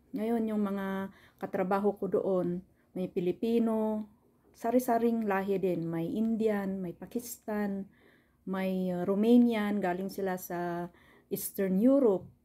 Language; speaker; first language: Filipino; non-native, local second language; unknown